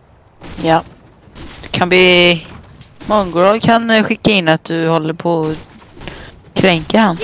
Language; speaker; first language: Swedish; native; Swedish